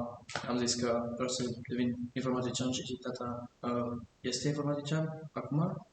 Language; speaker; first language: Romanian; early bilingual, heritage; German